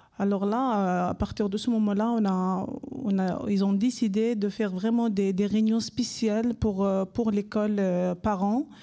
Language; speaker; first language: French; non-native, learner; Arabic